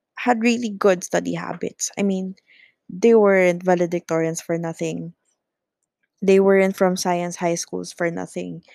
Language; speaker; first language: English; non-native, local second language; Filipino